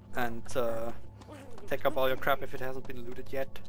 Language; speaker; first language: English; non-native, fluent; Swiss German